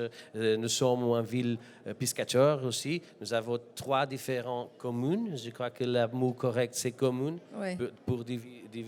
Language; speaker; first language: French; non-native, learner; Portuguese